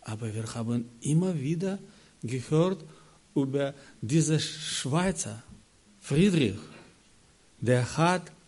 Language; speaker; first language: German; non-native, learner; Russian